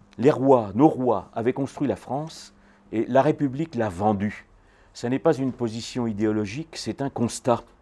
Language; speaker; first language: French; native; French